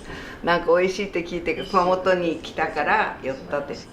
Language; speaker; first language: Japanese; native; Japanese